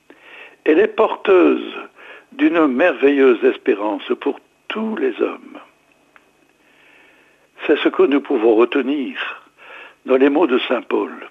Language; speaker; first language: French; native; French